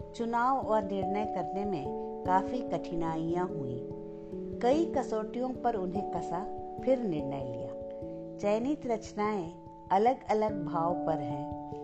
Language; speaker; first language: Hindi; non-native, local second language; Kannada